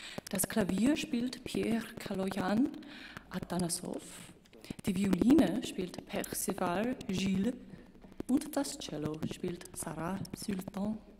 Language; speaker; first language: German; native; German